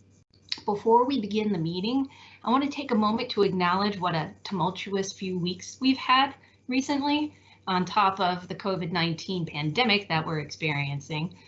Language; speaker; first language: English; native; English